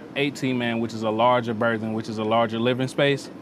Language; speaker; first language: English; native; English